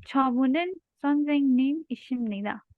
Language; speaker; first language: Korean; non-native, learner; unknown